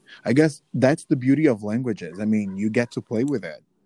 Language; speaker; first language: English; non-native, fluent; Portuguese